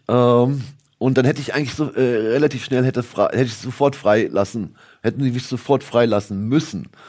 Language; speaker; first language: German; native; German